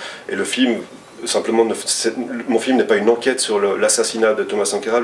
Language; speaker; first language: French; native; French